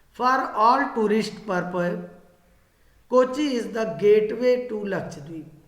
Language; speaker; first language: Hindi; native; Hindi